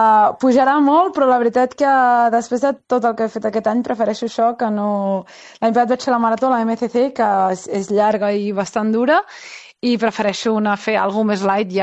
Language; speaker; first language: Catalan; native; Catalan